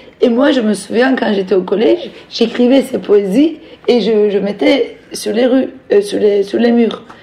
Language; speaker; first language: French; non-native, fluent; Turkish